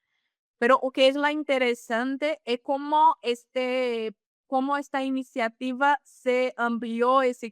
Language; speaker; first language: Spanish; non-native, fluent; Portuguese